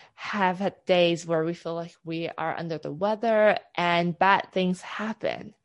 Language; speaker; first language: English; non-native, local second language; Cantonese